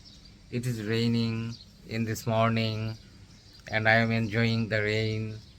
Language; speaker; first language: English; non-native, learner; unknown